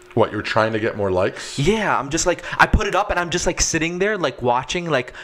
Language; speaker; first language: English; native; English